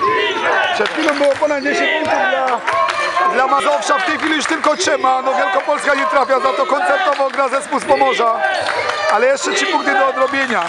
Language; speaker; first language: Polish; native; Polish